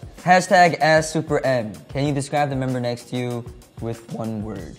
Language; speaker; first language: English; early bilingual, other home language; Korean